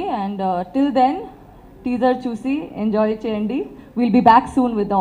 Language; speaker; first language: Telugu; non-native, learner; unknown